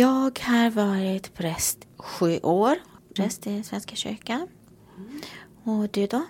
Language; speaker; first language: Swedish; non-native, fluent; Romanian